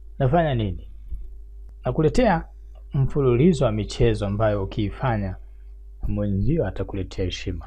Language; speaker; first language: Swahili; native; Swahili